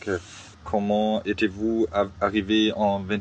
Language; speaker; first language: French; non-native, learner; German